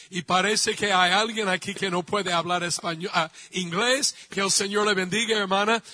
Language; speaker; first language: Spanish; non-native, fluent; English